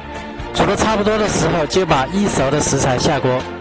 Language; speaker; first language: Chinese; native; Chinese